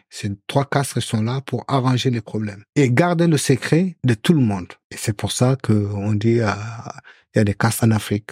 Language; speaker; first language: French; non-native, local second language; Soninke